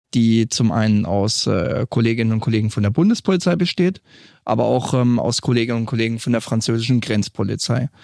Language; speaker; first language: German; native; German